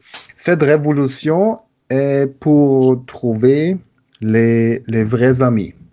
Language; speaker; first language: French; non-native, learner; German